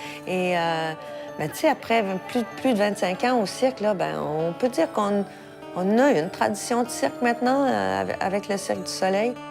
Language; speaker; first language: French; native; French